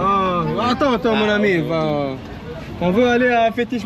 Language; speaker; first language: French; non-native, learner; Arabic